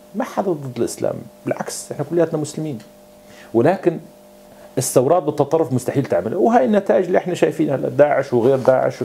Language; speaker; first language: Arabic; non-native, local second language; Kurdish